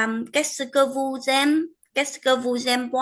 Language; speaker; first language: French; non-native, learner; Vietnamese